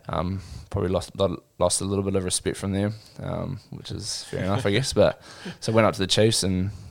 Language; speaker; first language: English; native; English